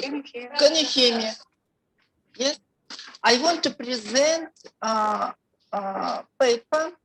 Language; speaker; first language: English; non-native, learner; Russian